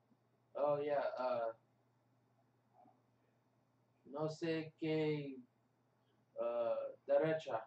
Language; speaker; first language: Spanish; non-native, learner; English